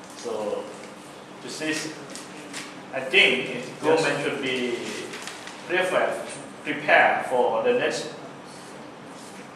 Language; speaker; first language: English; non-native, learner; Thai